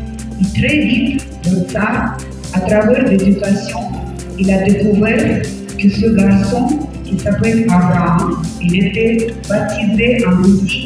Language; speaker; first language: French; non-native, fluent; Russian